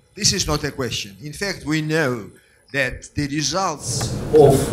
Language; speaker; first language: English; non-native, fluent; Russian